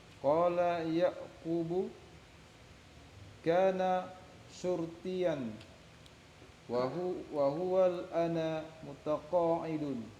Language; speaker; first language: Arabic; non-native, learner; Indonesian